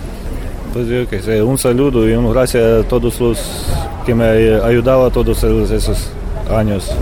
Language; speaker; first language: Spanish; non-native, learner; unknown